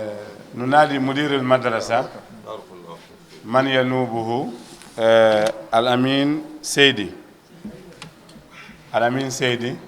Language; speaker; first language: Arabic; non-native, fluent; Wolof